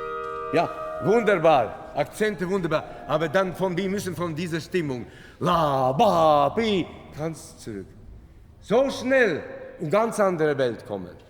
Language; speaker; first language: German; non-native, fluent; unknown